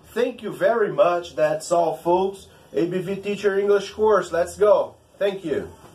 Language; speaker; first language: English; non-native, fluent; Portuguese